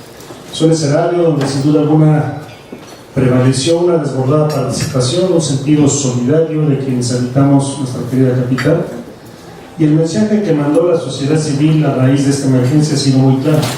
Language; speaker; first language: Spanish; native; Spanish